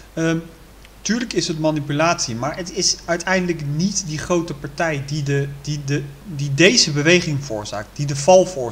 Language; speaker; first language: Dutch; native; Dutch